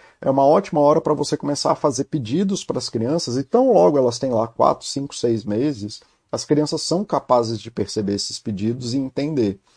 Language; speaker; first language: Portuguese; native; Portuguese